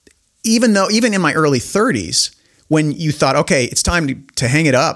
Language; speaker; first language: English; native; English